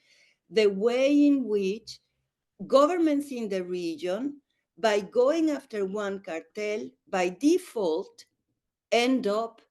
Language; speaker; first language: English; non-native, fluent; Spanish